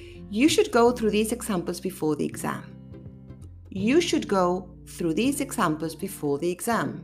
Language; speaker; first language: English; non-native, fluent; Spanish